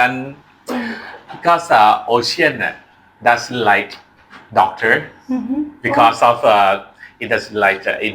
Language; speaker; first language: English; non-native, learner; Thai